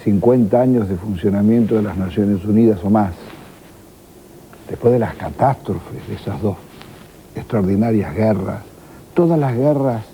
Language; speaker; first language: Spanish; native; Spanish